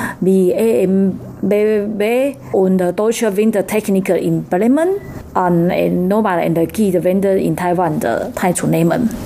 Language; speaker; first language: German; non-native, learner; Chinese